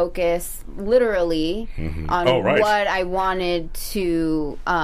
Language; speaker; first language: English; early bilingual, other home language; Spanish